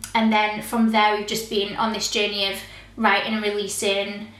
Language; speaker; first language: English; native; English